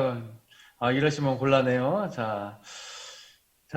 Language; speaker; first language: Korean; native; Korean